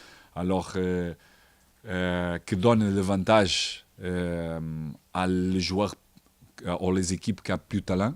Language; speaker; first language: French; non-native, learner; Portuguese